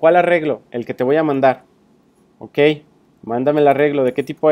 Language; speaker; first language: Spanish; native; Spanish